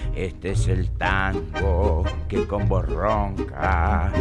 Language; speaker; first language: Spanish; native; Spanish